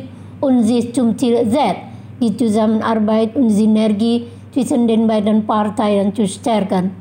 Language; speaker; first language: German; non-native, fluent; Indonesian